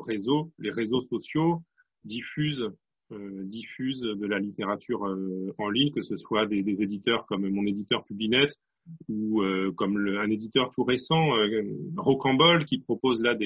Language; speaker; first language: French; native; French